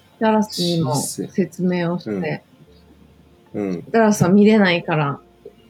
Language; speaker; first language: Japanese; native; Japanese